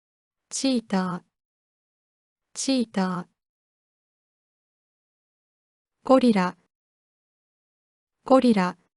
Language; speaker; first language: Japanese; native; Japanese